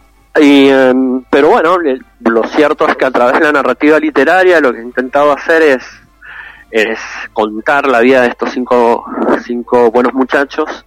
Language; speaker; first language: Spanish; native; Spanish